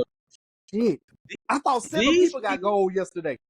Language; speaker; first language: English; native; English